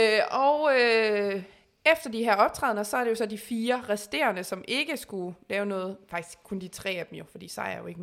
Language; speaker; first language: Danish; native; Danish